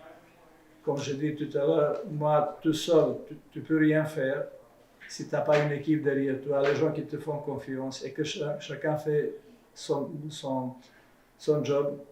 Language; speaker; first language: French; non-native, fluent; Serbian